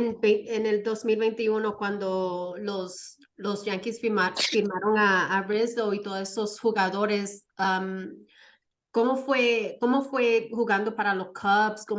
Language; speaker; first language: Spanish; early bilingual, heritage; Spanish